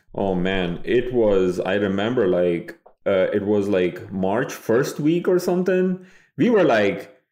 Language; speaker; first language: English; non-native, local second language; Bangla